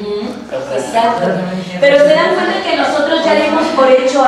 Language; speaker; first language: Spanish; native; Spanish